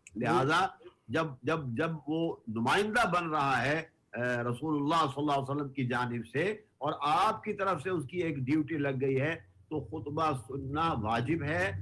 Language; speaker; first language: Urdu; native; Urdu